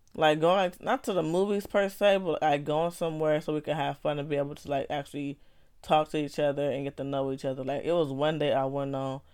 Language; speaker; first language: English; native; English